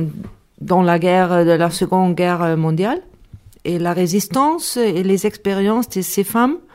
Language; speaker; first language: French; non-native, learner; Spanish